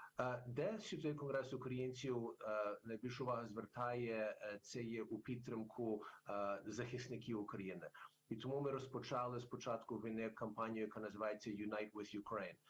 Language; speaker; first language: Ukrainian; early bilingual, heritage; English